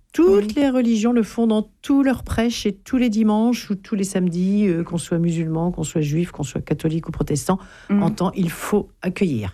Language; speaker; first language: French; native; French